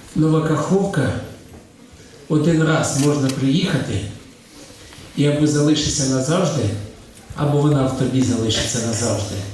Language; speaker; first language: Ukrainian; native; Ukrainian